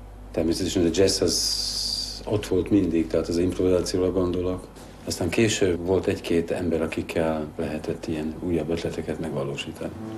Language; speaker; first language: Hungarian; native; Hungarian